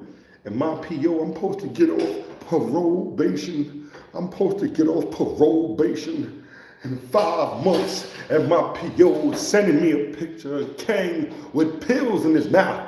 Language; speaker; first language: English; native; English